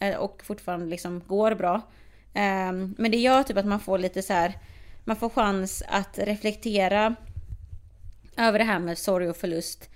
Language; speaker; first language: Swedish; early bilingual, other home language; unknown